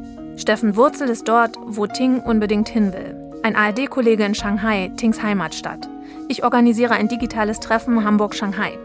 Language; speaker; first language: German; native; German